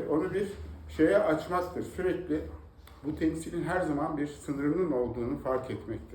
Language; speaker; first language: Turkish; native; Turkish